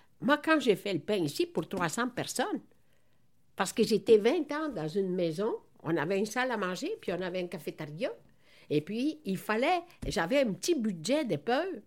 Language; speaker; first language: French; non-native, fluent; Italian